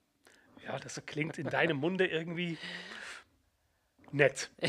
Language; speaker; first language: German; native; German